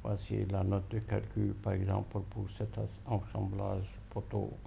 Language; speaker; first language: French; non-native, local second language; Arabic